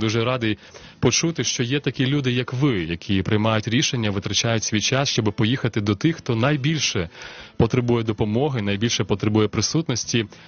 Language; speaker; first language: Ukrainian; native; Ukrainian